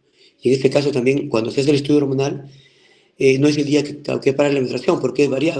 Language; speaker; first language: Spanish; native; Spanish